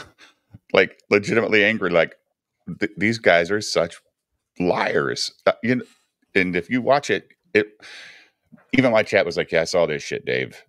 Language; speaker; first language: English; native; English